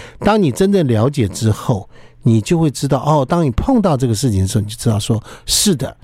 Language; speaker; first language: Chinese; native; Chinese